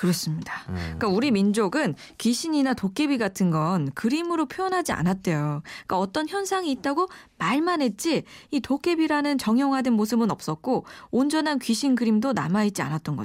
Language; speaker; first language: Korean; native; Korean